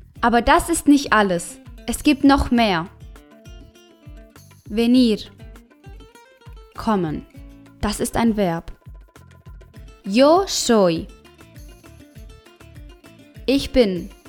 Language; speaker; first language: German; non-native, fluent; Spanish